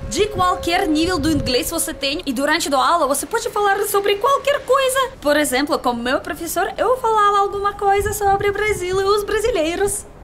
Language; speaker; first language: Portuguese; non-native, learner; Russian